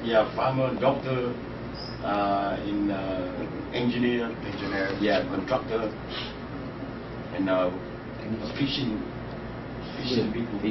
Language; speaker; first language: English; non-native, learner; Vietnamese